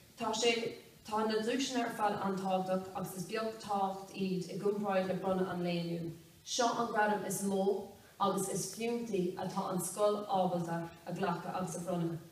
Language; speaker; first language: Irish; non-native, local second language; English